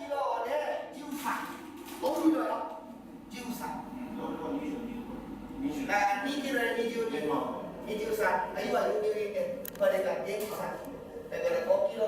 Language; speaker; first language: Japanese; non-native, fluent; Chinese